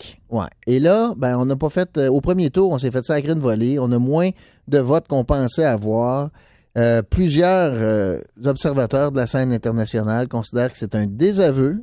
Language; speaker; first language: French; native; French